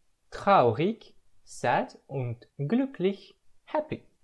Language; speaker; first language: German; non-native, learner; Russian